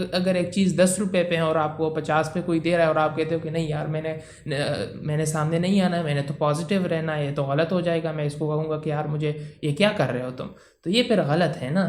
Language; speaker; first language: Urdu; non-native, local second language; Pashto